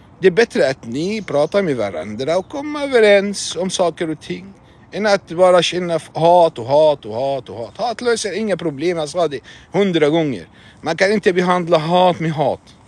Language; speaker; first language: Swedish; non-native, fluent; Arabic